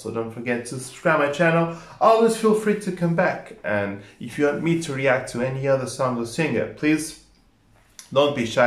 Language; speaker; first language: English; non-native, fluent; Portuguese